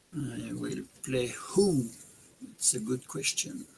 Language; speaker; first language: English; non-native, fluent; French